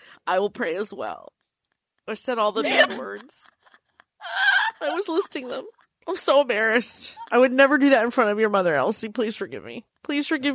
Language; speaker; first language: English; native; English